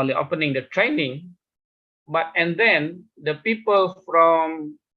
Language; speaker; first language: English; non-native, fluent; Indonesian